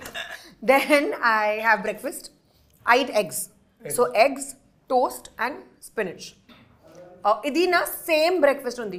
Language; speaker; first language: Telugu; non-native, local second language; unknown